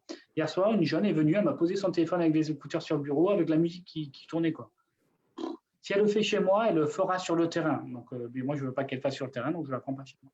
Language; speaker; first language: French; native; French